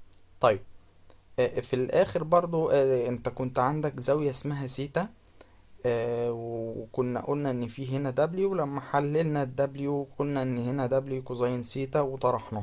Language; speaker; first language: Arabic; native; Arabic